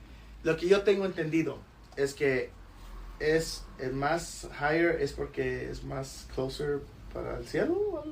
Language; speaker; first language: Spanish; early bilingual, other home language; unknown